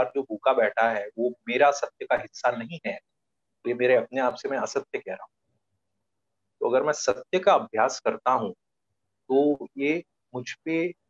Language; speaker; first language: Hindi; non-native, local second language; Marathi